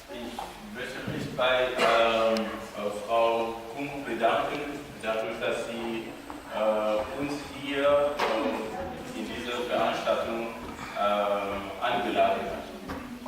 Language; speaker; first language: German; non-native, fluent; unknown